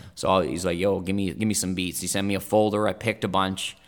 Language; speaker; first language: English; non-native, fluent; German